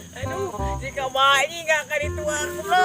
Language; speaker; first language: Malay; non-native, local second language; Sundanese